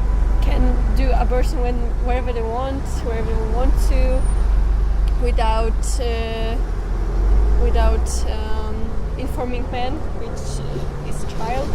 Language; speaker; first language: English; non-native, learner; Polish